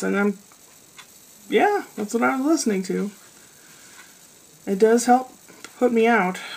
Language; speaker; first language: English; native; English